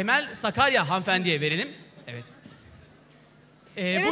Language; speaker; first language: Turkish; native; Turkish